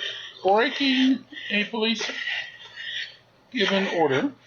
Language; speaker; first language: English; native; English